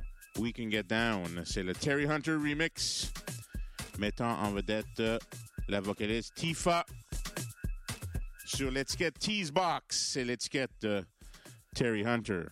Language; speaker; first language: French; native; French